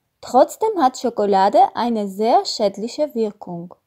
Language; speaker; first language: German; non-native, learner; Russian